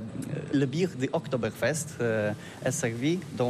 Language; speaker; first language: French; non-native, learner; Polish